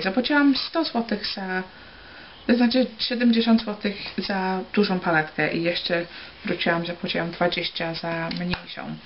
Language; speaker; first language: Polish; early bilingual, heritage; Polish